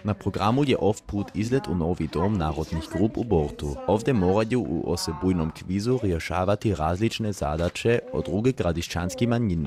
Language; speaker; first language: Serbian; native; Serbian